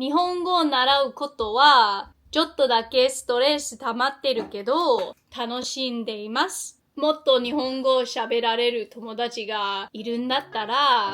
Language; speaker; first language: Japanese; early bilingual, other home language; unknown